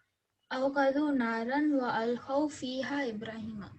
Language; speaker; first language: Arabic; non-native, learner; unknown